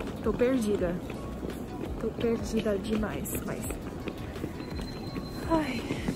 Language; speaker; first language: Portuguese; non-native, fluent; English